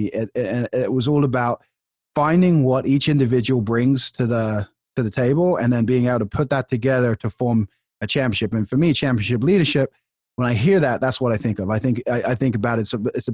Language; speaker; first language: English; native; English